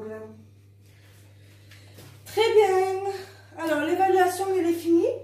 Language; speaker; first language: French; native; French